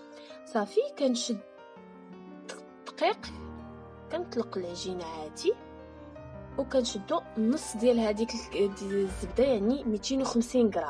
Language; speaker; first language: Arabic; native; Arabic